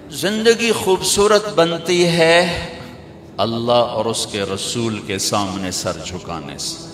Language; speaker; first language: Urdu; non-native, local second language; Punjabi